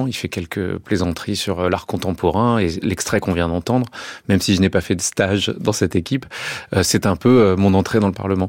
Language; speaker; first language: French; native; French